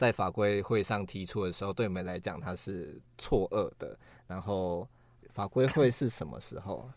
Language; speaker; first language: Chinese; native; Chinese